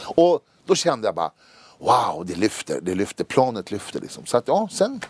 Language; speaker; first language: Swedish; native; Swedish